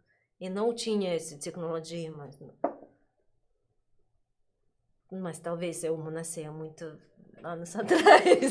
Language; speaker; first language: Portuguese; non-native, learner; Russian